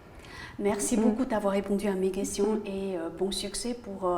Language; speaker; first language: French; native; French